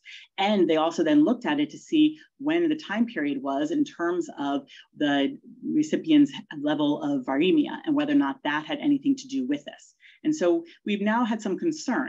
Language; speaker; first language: English; native; English